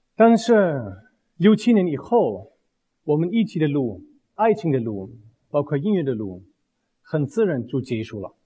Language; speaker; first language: Chinese; non-native, fluent; German